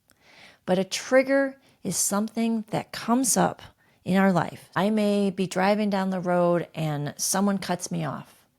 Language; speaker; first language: English; native; English